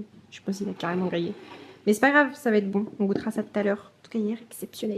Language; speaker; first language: French; native; French